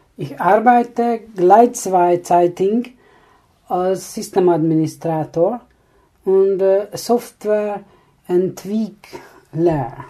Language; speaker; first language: German; non-native, learner; Hungarian